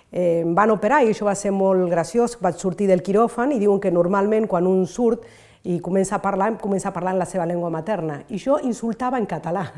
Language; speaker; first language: Catalan; non-native, fluent; Spanish